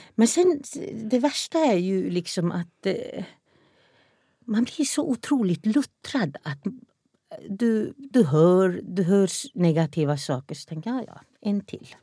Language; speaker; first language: Swedish; non-native, local second language; Northern Sami